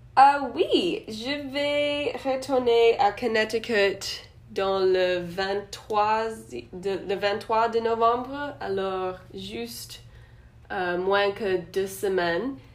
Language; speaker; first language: French; non-native, learner; English